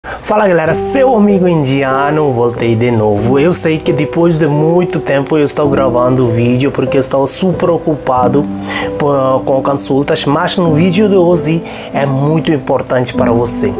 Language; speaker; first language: Portuguese; non-native, local second language; Hindi